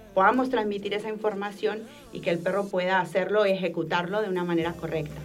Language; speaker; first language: Spanish; native; Spanish